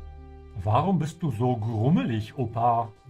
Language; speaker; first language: German; non-native, fluent; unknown